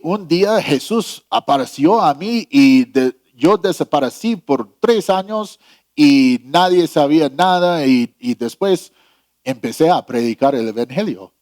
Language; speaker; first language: Spanish; non-native, fluent; English